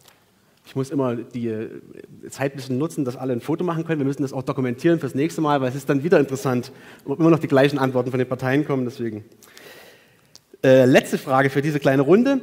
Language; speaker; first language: German; native; German